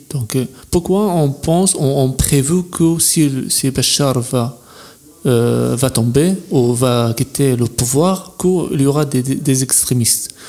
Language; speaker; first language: French; non-native, fluent; Arabic